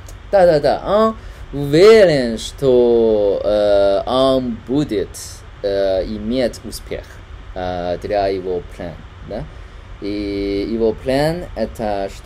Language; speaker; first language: Russian; non-native, learner; Chinese